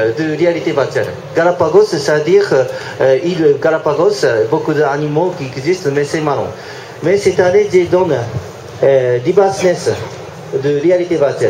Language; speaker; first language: French; non-native, learner; Japanese